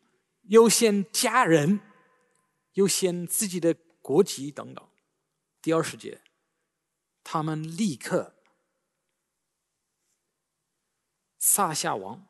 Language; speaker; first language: Chinese; native; Chinese